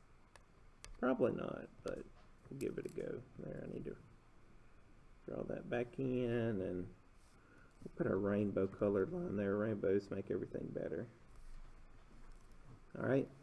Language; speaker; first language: English; native; English